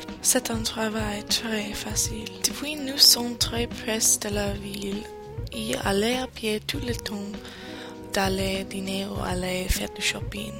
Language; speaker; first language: French; non-native, learner; English